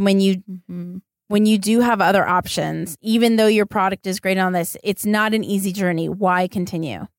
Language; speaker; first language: English; native; English